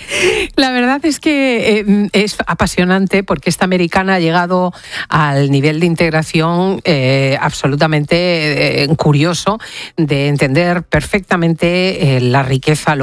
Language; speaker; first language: Spanish; native; Spanish